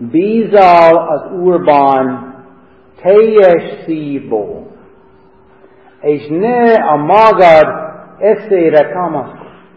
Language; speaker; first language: Hungarian; non-native, learner; English